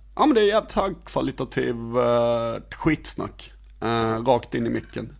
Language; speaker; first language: Swedish; native; Swedish